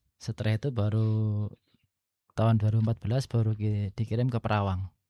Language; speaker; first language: Malay; non-native, local second language; Javanese